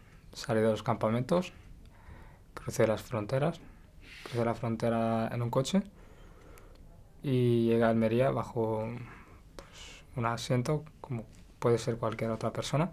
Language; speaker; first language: Spanish; non-native, local second language; Arabic